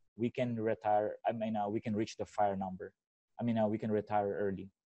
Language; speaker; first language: English; non-native, local second language; Filipino